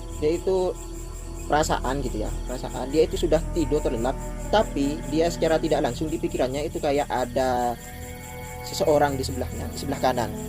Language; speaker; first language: Indonesian; non-native, local second language; Madurese